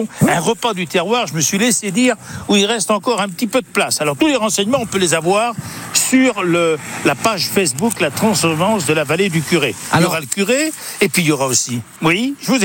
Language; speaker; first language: French; native; French